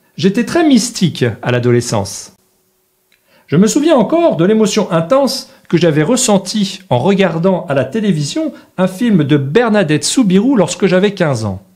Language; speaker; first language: French; native; French